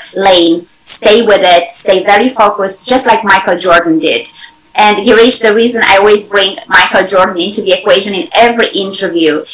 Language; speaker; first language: English; non-native, fluent; Romanian